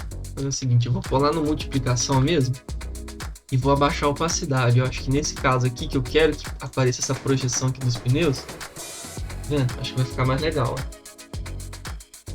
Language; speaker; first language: Portuguese; native; Portuguese